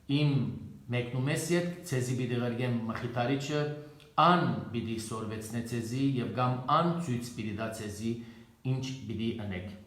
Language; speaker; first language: Armenian; native; Armenian